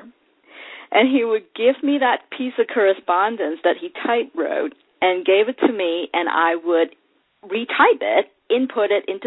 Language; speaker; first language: English; non-native, local second language; Cantonese